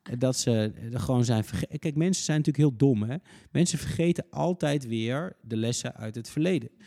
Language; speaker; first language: Dutch; native; Dutch